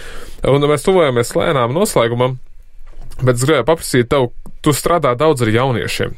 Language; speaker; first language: Latvian; native; Latvian